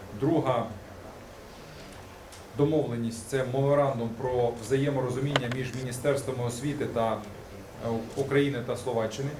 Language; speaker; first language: Ukrainian; native; Ukrainian